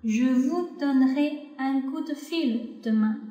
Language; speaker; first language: French; non-native, fluent; Chinese